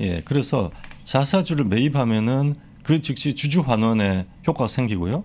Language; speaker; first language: Korean; native; Korean